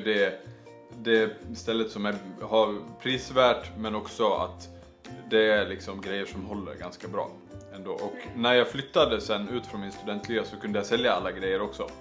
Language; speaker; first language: Swedish; native; Swedish